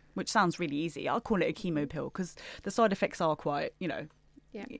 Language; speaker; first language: English; native; English